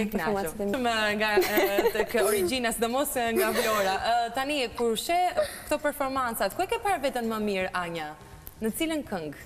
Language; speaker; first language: Albanian; native; Albanian